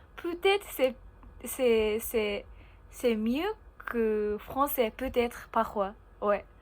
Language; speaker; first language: French; non-native, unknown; Japanese